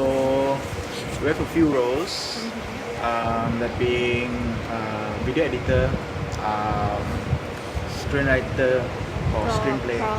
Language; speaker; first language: English; non-native, learner; Malay